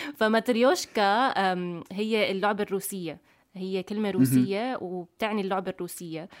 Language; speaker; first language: Arabic; native; Arabic